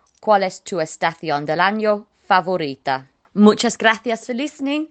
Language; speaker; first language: Spanish; non-native, fluent; English